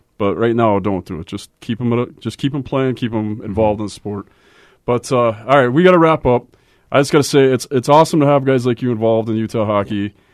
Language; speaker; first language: English; native; English